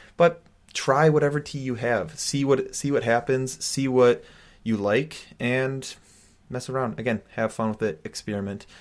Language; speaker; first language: English; native; English